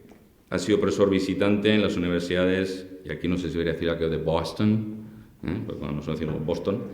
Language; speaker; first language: Spanish; native; Spanish